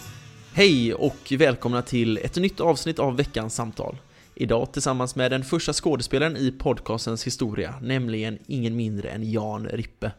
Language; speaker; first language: Swedish; native; Swedish